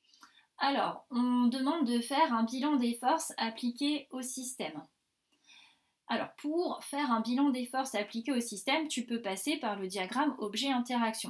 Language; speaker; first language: French; native; French